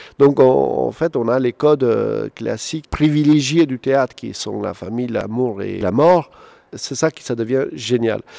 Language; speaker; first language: French; non-native, fluent; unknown